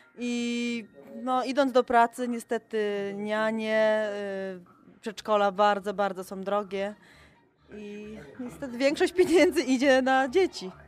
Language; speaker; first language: Polish; native; Polish